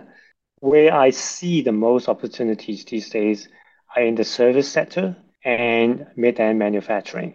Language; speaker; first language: English; non-native, local second language; Cantonese